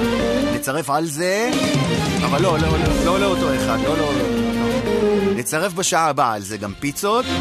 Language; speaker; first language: Hebrew; native; Hebrew